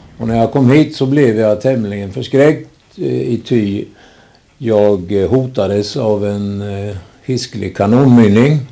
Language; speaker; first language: Swedish; native; Swedish